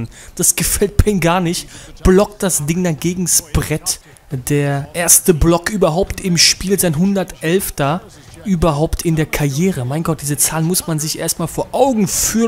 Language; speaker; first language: German; native; German